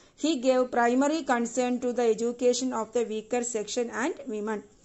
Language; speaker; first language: English; non-native, local second language; Malayalam